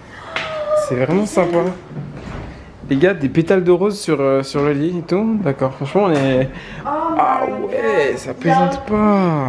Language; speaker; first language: French; native; French